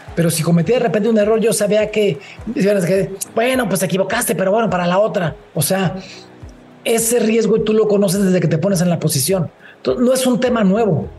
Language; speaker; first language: Spanish; native; Spanish